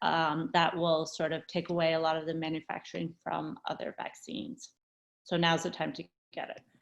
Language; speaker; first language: English; native; English